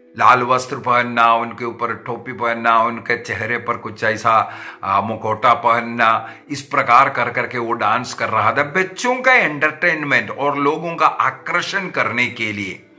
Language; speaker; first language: Hindi; non-native, local second language; Malayalam